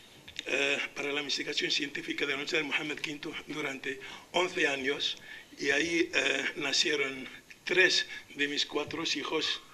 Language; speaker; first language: Spanish; non-native, local second language; Arabic